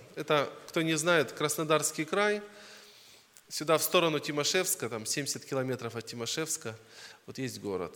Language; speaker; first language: Russian; native; Russian